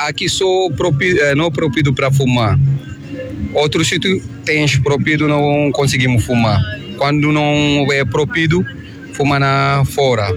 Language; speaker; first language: Portuguese; non-native, learner; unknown